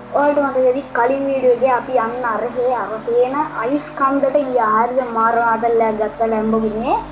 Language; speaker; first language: Sinhala; native; Sinhala